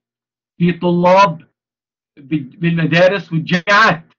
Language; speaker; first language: Arabic; native; Arabic